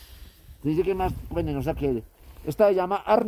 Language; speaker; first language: Spanish; native; Spanish